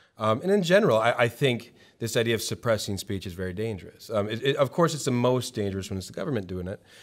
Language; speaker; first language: English; native; English